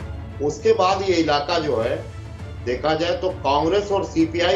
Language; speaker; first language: Hindi; native; Hindi